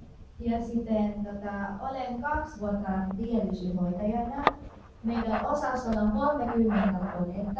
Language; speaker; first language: Finnish; non-native, learner; Filipino